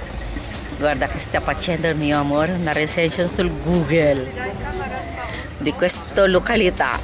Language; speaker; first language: Italian; non-native, learner; Filipino